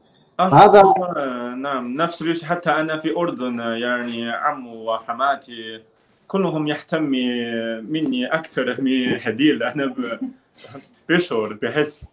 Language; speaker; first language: Arabic; non-native, learner; Chinese